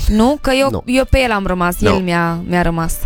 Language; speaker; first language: Romanian; native; Romanian